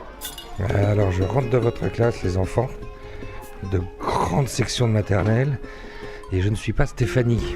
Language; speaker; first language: French; native; French